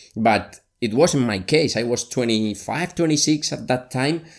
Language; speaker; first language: English; non-native, fluent; Spanish